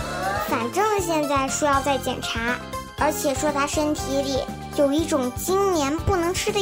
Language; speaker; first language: Chinese; native; Chinese